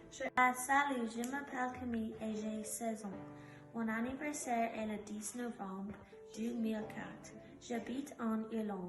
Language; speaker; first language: French; non-native, learner; English